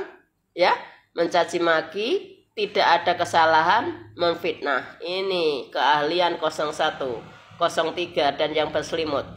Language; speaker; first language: Indonesian; native; Indonesian